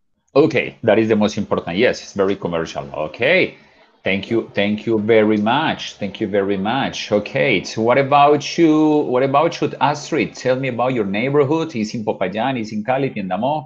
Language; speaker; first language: English; non-native, fluent; Spanish